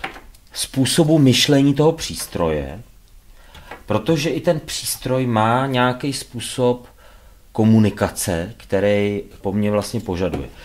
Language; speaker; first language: Czech; native; Czech